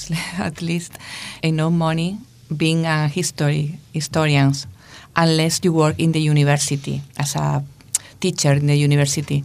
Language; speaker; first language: English; non-native, learner; Spanish